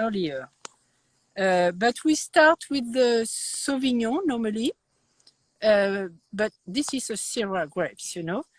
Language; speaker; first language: English; non-native, learner; French